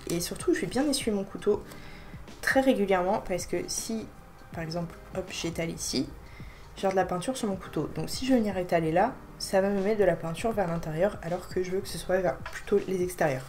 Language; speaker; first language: French; native; French